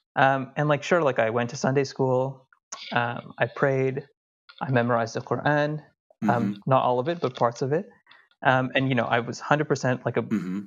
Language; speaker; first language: English; early bilingual, other home language; Hindi